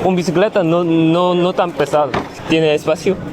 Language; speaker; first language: Spanish; non-native, learner; Korean